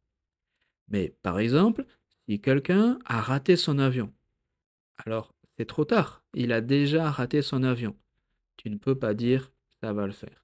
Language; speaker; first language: French; native; French